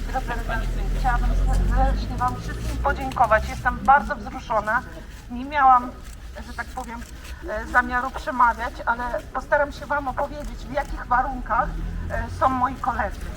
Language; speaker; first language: Polish; early bilingual, heritage; Polish